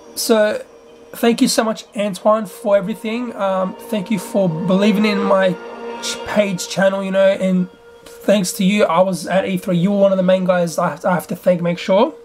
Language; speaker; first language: English; native; English